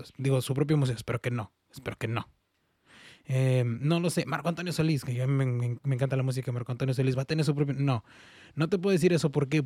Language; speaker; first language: Spanish; early bilingual, heritage; Spanish